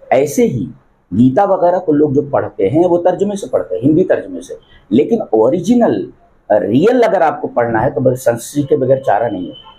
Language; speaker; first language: Hindi; non-native, local second language; Bhojpuri